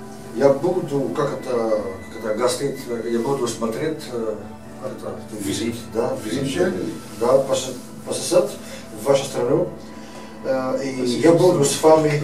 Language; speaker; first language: Russian; non-native, learner; Dutch